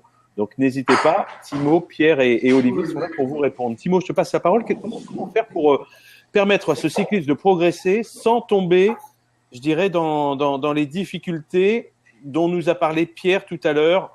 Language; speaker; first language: French; native; French